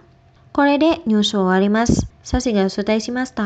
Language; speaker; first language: Japanese; non-native, fluent; Indonesian